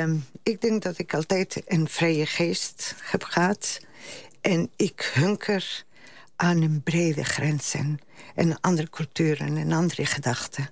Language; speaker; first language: Dutch; non-native, fluent; Spanish